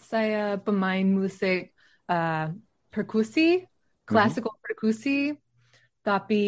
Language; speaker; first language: Indonesian; non-native, learner; English